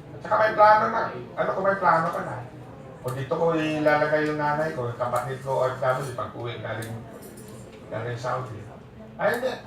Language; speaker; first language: Filipino; non-native, local second language; Cebuano